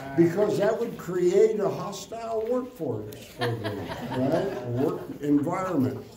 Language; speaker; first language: English; native; English